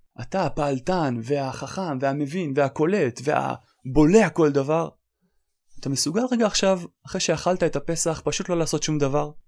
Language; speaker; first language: Hebrew; native; Hebrew